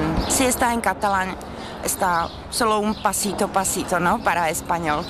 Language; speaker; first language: Spanish; non-native, fluent; Czech